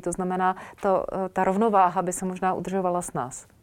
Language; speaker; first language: Czech; native; Czech